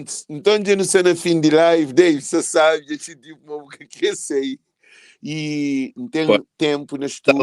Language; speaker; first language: Portuguese; non-native, local second language; Kabuverdianu